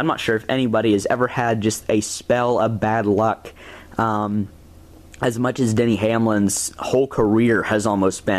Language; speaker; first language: English; native; English